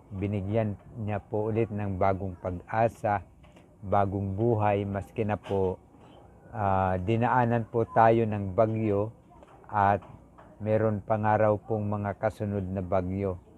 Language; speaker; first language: Filipino; non-native, local second language; Bikol